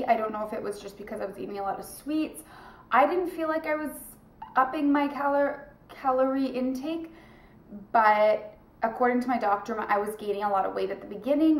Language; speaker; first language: English; native; English